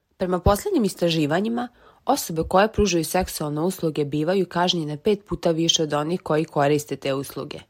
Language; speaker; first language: Serbian; native; Serbian